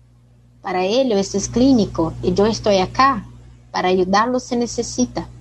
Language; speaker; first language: Spanish; non-native, fluent; Portuguese